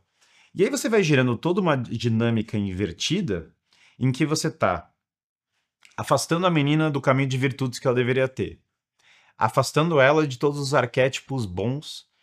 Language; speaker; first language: Portuguese; native; Portuguese